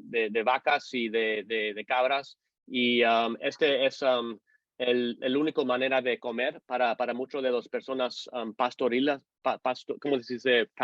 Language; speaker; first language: Spanish; non-native, fluent; English